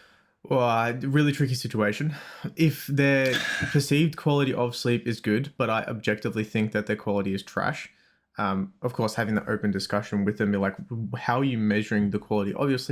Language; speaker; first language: English; native; English